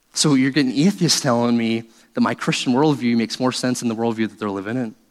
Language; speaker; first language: English; native; English